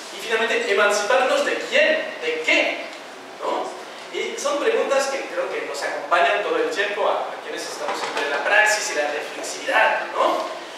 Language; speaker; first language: Spanish; non-native, fluent; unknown